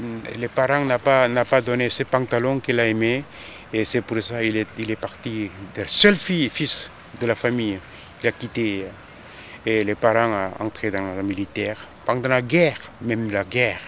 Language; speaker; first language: French; non-native, fluent; Korean